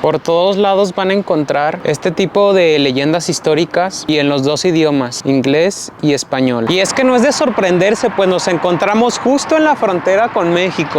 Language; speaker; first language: Spanish; native; Spanish